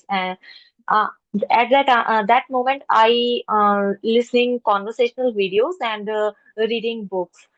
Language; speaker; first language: English; non-native, learner; Hindi